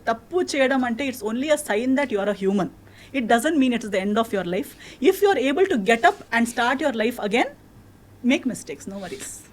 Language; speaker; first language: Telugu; non-native, fluent; Konkani